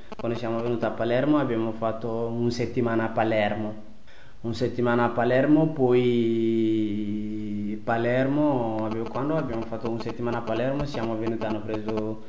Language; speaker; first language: Italian; non-native, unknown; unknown